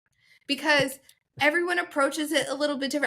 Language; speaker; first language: English; native; English